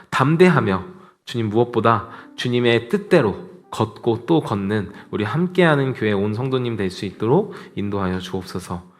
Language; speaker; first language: Korean; native; Korean